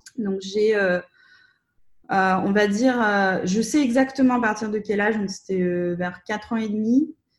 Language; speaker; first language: French; non-native, fluent; Russian